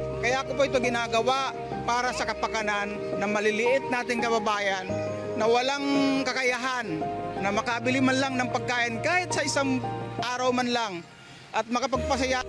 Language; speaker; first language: Filipino; non-native, local second language; Bikol